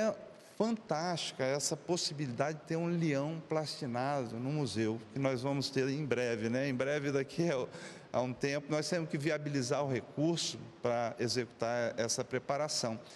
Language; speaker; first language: Portuguese; native; Portuguese